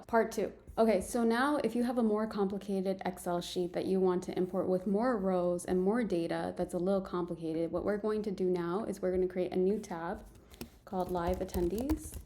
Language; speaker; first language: English; native; English